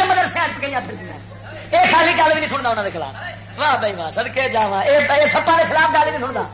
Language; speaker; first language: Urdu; non-native, local second language; Punjabi